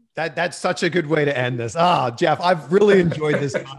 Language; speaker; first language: English; native; English